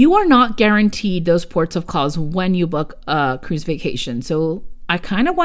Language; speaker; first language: English; early bilingual, other home language; Spanish